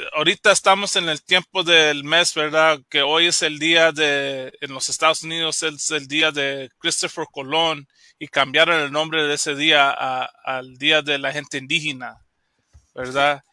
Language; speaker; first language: Spanish; early bilingual, heritage; Spanish